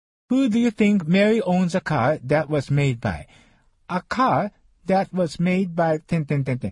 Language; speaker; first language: English; non-native, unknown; Japanese